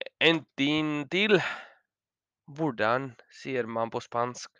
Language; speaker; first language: Norwegian; non-native, fluent; Spanish